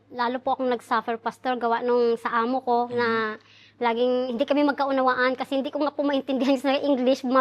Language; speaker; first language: Filipino; native; Filipino